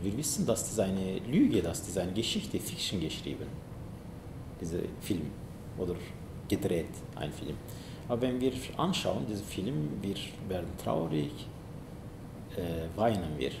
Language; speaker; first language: German; non-native, learner; Zaza